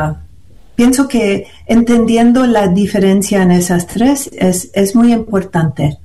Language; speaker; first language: Spanish; early bilingual, heritage; Spanish